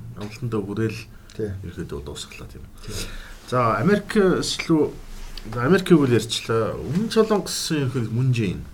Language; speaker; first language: Mongolian; native; Mongolian